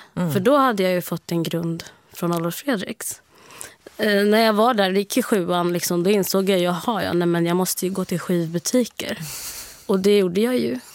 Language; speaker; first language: Swedish; early bilingual, heritage; Swedish